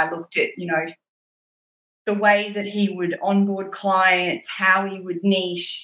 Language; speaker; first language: English; native; English